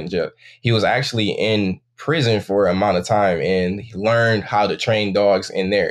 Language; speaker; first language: English; native; English